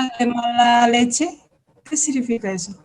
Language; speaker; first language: Spanish; non-native, learner; English